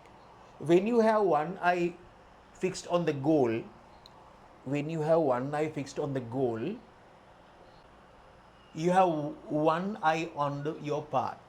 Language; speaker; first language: English; non-native, local second language; Sinhala